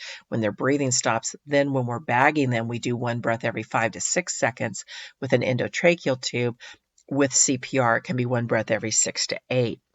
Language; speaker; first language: English; native; English